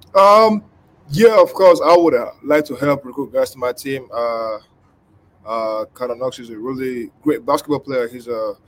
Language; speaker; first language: English; non-native, local second language; Igbo